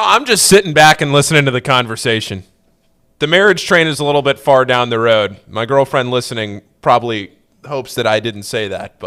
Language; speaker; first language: English; native; English